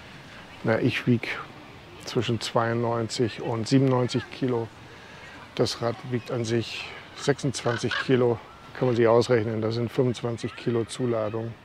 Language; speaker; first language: German; native; German